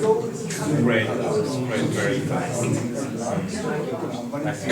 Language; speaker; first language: English; non-native, fluent; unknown